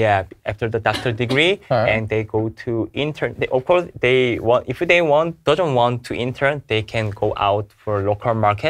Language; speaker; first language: English; non-native, learner; Korean